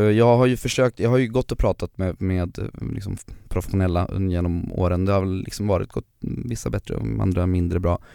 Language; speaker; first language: Swedish; native; Swedish